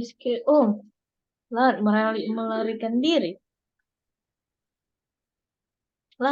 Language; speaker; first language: Indonesian; non-native, learner; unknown